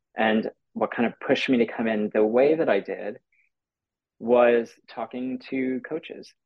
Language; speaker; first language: English; native; English